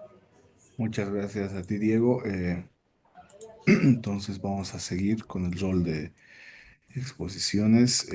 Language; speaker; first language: Spanish; native; Spanish